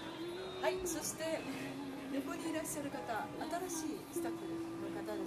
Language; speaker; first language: Japanese; native; Japanese